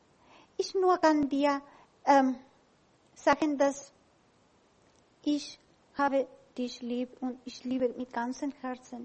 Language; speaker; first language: German; non-native, learner; Spanish